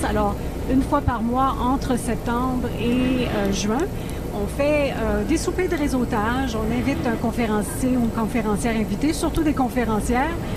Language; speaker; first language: French; native; French